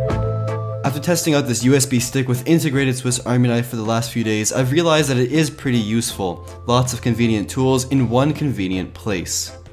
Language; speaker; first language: English; native; English